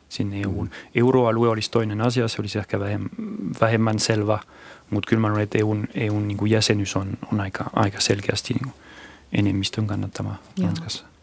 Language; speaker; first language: Finnish; non-native, fluent; French